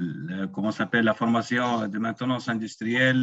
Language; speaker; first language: French; non-native, local second language; Arabic